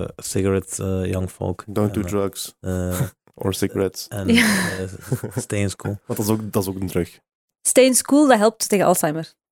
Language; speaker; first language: Dutch; native; Dutch